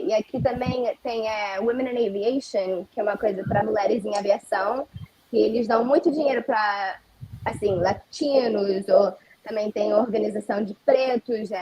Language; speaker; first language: Portuguese; early bilingual, heritage; Portuguese